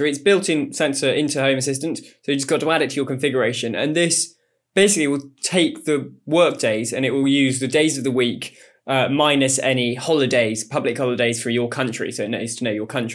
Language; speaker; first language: English; native; English